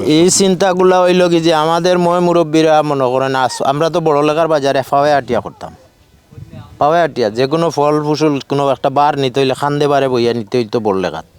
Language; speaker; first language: Bangla; native; Bangla